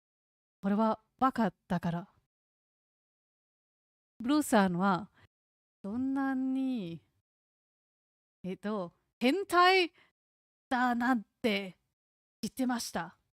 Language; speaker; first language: Japanese; non-native, learner; English